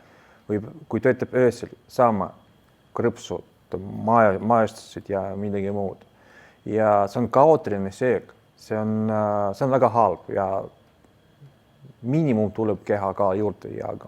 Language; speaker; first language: Estonian; non-native, local second language; Russian